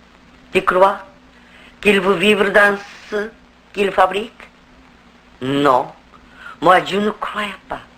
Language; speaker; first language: French; non-native, fluent; Korean